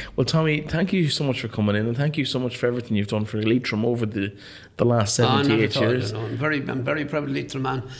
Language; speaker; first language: English; native; English